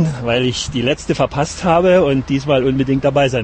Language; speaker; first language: German; native; German